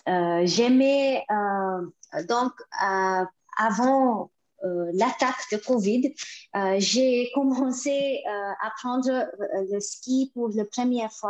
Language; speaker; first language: French; non-native, fluent; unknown